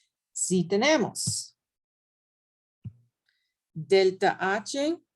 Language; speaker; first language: Spanish; non-native, fluent; English